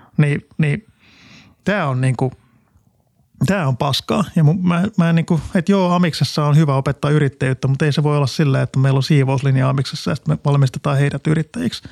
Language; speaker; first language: Finnish; native; Finnish